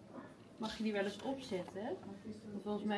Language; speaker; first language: Dutch; native; Dutch